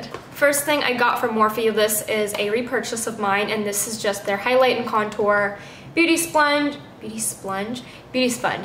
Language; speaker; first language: English; native; English